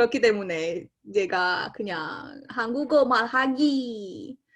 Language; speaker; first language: Korean; non-native, learner; Indonesian